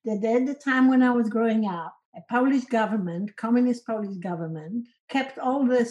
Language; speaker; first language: English; non-native, fluent; Polish